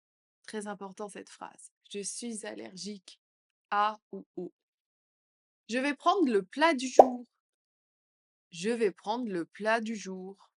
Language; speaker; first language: French; native; French